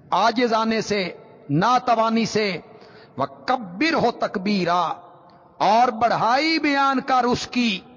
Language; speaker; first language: Urdu; non-native, local second language; Punjabi